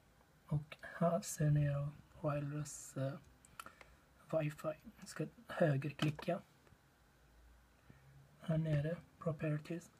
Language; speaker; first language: Swedish; non-native, learner; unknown